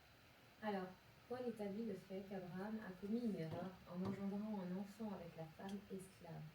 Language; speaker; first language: French; native; French